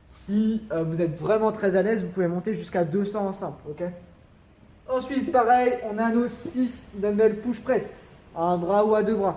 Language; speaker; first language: French; native; French